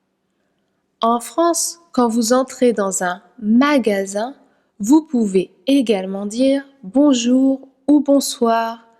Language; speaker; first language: French; native; French